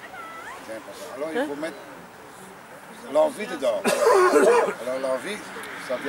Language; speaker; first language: French; non-native, local second language; Dutch